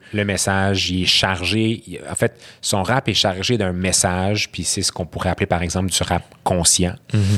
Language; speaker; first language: French; early bilingual, other home language; Arabic